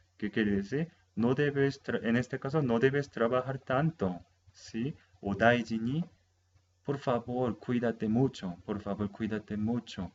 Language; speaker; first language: Spanish; non-native, fluent; Japanese